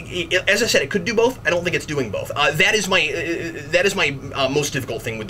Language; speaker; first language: English; native; English